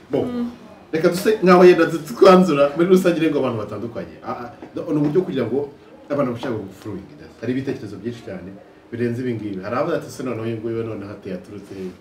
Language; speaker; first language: Kinyarwanda; native; Kinyarwanda